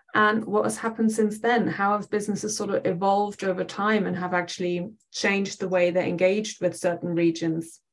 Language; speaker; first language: English; non-native, fluent; German